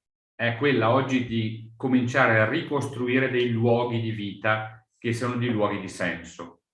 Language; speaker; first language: Italian; native; Italian